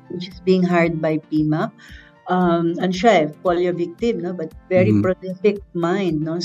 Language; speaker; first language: English; non-native, local second language; Filipino